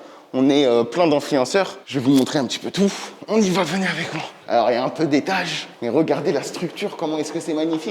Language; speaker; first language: French; native; French